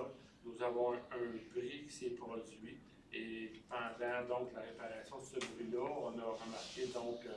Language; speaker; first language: French; native; French